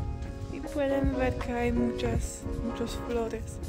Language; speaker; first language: Spanish; non-native, fluent; Polish